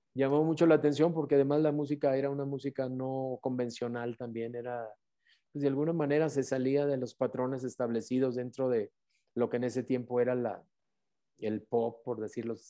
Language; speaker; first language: Spanish; native; Spanish